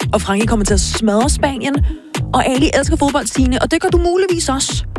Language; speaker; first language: Danish; early bilingual, other home language; Albanian